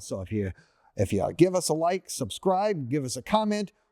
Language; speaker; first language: English; native; English